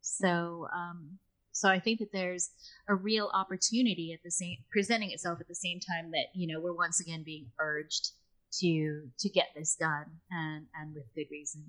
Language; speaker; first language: English; native; English